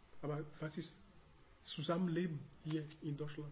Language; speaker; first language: German; non-native, learner; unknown